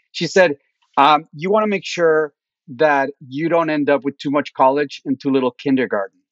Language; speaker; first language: English; early bilingual, other home language; Spanish